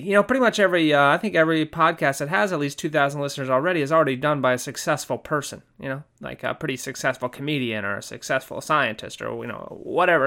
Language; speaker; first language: English; native; English